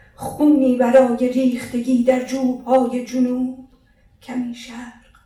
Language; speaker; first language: Persian; non-native, local second language; Azerbaijani